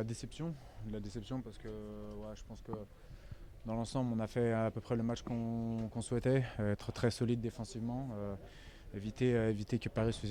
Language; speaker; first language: French; native; French